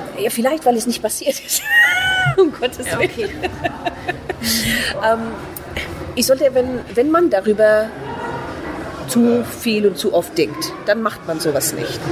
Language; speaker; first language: German; non-native, fluent; Persian